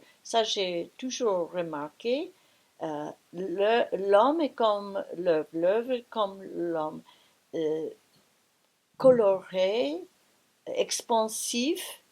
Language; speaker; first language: French; non-native, fluent; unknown